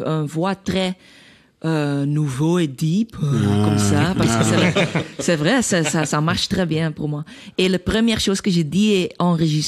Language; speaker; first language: French; non-native, learner; Dutch